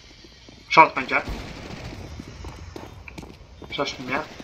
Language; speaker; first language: Polish; native; Polish